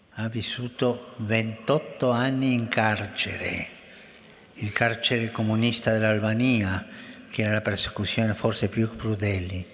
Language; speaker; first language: Italian; non-native, fluent; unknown